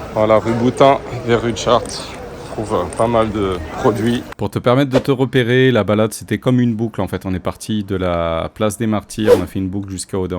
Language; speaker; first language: French; native; French